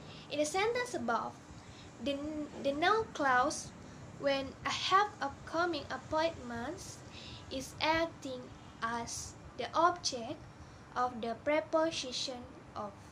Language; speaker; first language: English; non-native, learner; Indonesian